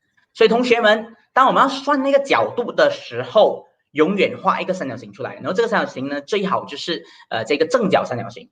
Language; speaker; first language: Chinese; native; Chinese